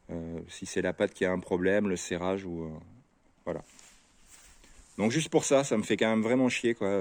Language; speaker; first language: French; native; French